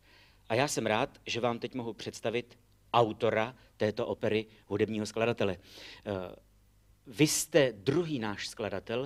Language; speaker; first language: Czech; native; Czech